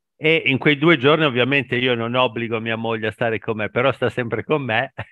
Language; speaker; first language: Italian; native; Italian